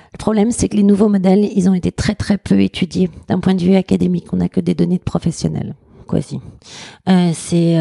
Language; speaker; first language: French; native; French